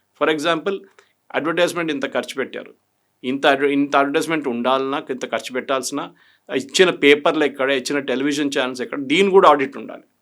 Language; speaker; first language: Telugu; non-native, fluent; Malayalam